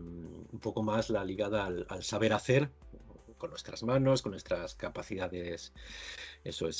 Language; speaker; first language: Spanish; native; Spanish